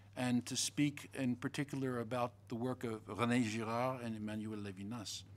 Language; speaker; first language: English; native; English